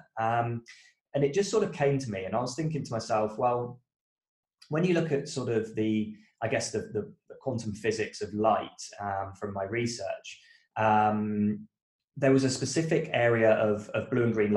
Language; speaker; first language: English; native; English